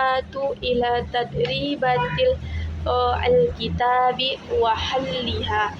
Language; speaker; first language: Arabic; non-native, learner; Indonesian